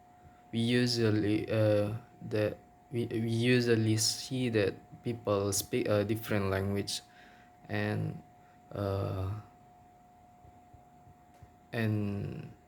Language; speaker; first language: English; non-native, local second language; Minangkabau